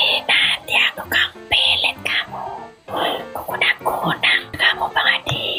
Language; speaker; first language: Indonesian; native; Indonesian